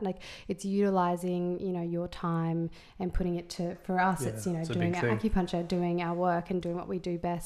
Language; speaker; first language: English; native; English